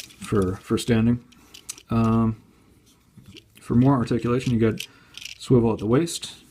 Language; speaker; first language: English; native; English